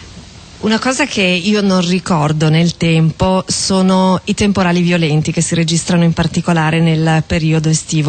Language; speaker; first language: Italian; native; Italian